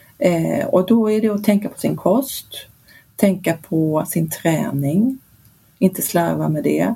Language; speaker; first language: Swedish; early bilingual, heritage; Swedish